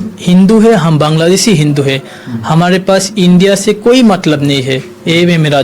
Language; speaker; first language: Hindi; non-native, learner; Bangla